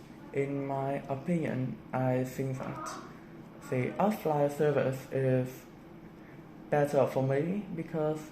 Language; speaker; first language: English; non-native, learner; Vietnamese